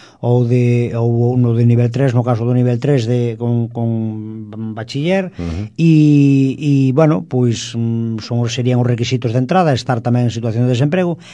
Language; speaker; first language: Galician; non-native, local second language; Spanish